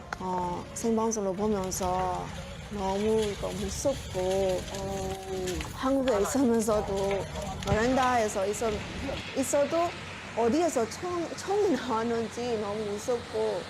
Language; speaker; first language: Korean; non-native, learner; Burmese